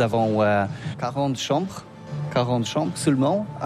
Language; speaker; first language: French; non-native, learner; German